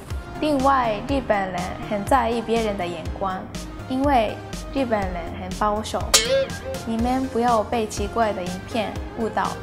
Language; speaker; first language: Chinese; non-native, fluent; Japanese